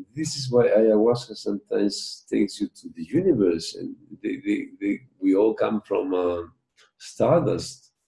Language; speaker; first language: English; non-native, fluent; Spanish